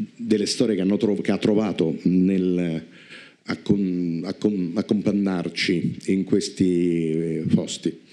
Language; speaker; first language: Italian; native; Italian